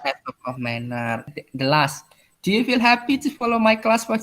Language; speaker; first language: English; non-native, learner; Indonesian